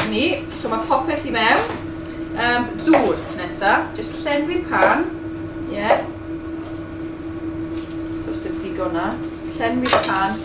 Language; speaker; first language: Welsh; non-native, learner; English